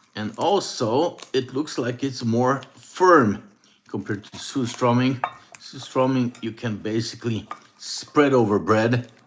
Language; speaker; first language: English; non-native, fluent; Polish